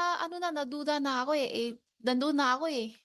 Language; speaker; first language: Filipino; non-native, learner; Chinese